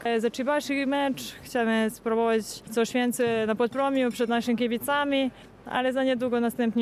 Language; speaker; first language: Polish; non-native, fluent; Serbian